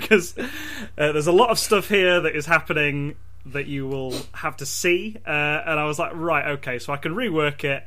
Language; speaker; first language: English; native; English